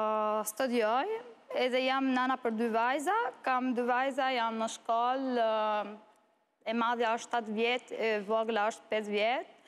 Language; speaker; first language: Albanian; non-native, learner; Arabic